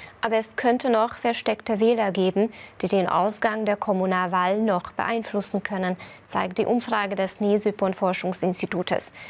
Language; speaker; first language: German; non-native, fluent; Hungarian